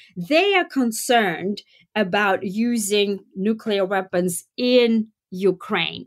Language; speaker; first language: English; non-native, fluent; Russian